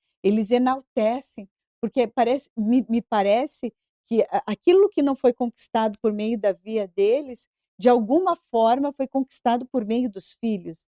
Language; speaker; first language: Portuguese; native; Portuguese